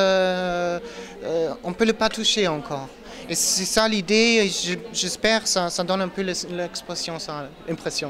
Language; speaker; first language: French; non-native, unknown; German